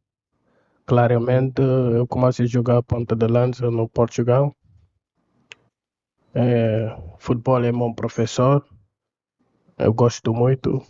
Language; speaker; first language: Portuguese; non-native, learner; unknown